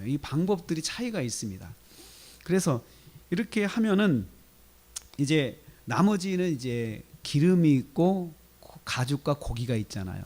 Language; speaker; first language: Korean; native; Korean